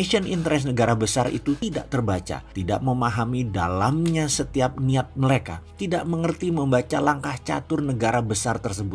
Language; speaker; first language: Indonesian; native; Indonesian